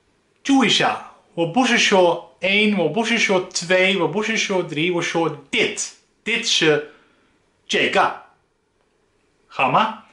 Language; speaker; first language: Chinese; non-native, fluent; Dutch